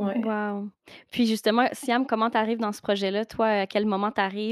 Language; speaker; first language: French; native; French